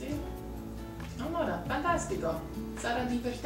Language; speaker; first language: Italian; non-native, learner; English